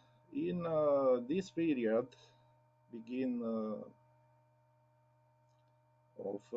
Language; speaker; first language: English; non-native, learner; Romanian